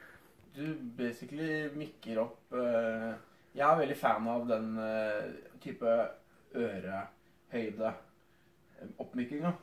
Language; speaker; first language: Norwegian; native; Norwegian